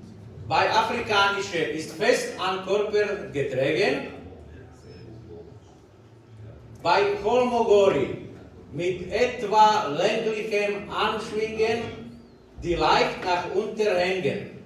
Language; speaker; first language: German; non-native, learner; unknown